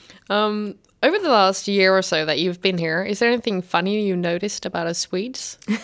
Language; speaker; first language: English; non-native, fluent; Swedish